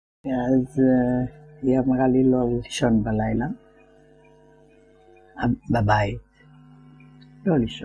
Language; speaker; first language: Hebrew; non-native, fluent; Ladino